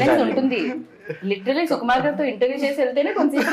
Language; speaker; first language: Telugu; native; Telugu